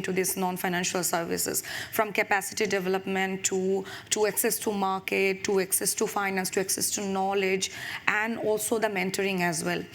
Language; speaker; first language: English; non-native, local second language; Bangla